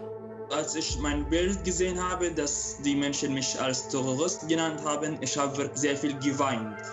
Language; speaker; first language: German; non-native, local second language; Arabic